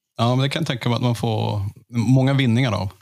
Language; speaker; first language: Swedish; native; Swedish